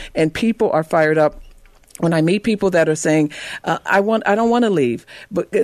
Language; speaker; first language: English; native; English